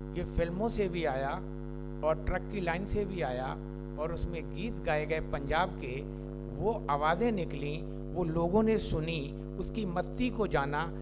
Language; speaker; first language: Hindi; non-native, local second language; Punjabi